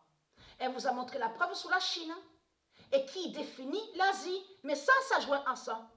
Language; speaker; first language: French; native; French